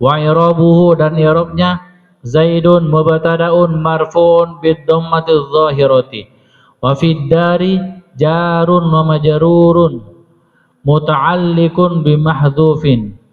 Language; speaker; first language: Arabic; non-native, fluent; Indonesian